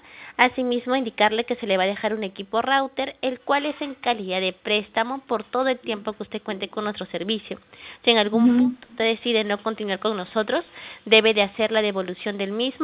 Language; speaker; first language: Spanish; native; Spanish